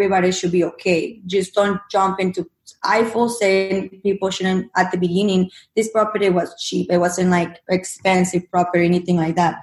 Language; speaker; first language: English; non-native, fluent; Spanish